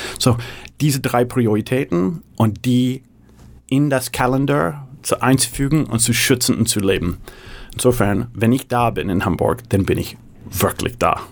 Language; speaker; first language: German; non-native, fluent; English